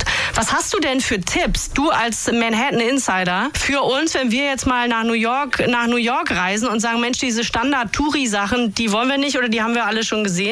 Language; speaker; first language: German; native; German